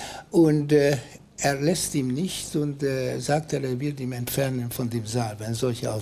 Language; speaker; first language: German; non-native, fluent; Hungarian